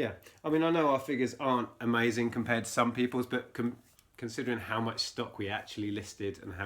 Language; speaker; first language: English; native; English